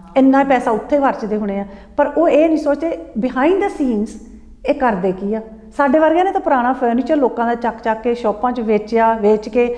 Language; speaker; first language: Punjabi; early bilingual, heritage; Punjabi